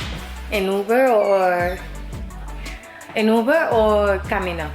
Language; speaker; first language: Spanish; non-native, learner; English